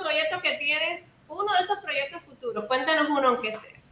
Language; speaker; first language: Spanish; native; Spanish